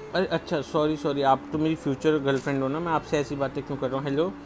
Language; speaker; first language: Hindi; native; Hindi